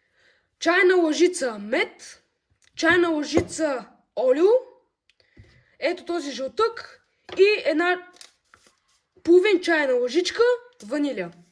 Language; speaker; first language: Bulgarian; native; Bulgarian